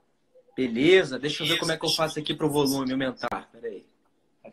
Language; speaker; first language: Portuguese; native; Portuguese